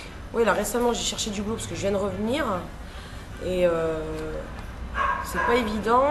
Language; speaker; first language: French; native; French